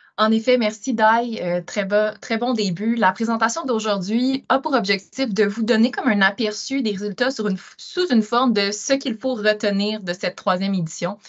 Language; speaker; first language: French; native; French